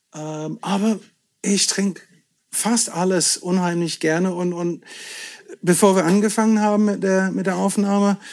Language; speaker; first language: German; non-native, fluent; English